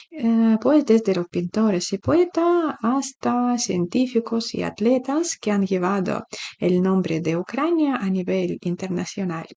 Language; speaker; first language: Spanish; non-native, fluent; Ukrainian